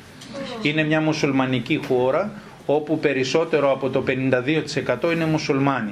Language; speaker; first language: Greek; native; Greek